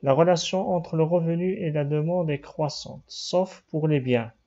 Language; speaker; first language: French; non-native, local second language; Arabic